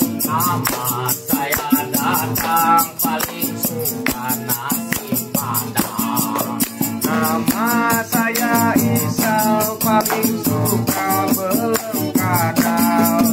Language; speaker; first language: Indonesian; non-native, local second language; Sundanese